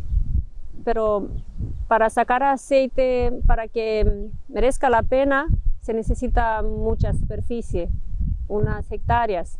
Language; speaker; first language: Spanish; non-native, fluent; Romanian